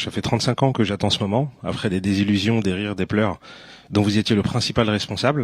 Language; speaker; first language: French; native; French